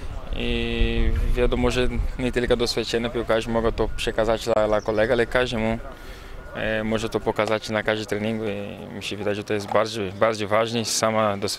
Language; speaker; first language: Polish; non-native, learner; Portuguese